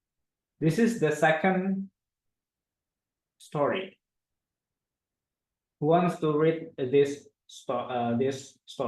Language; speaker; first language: English; non-native, fluent; Indonesian